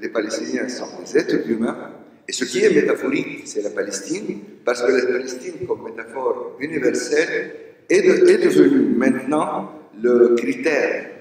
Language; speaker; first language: French; non-native, local second language; Arabic